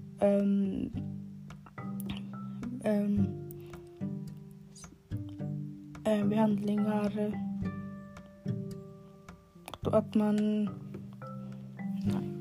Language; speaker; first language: Norwegian; non-native, learner; Arabic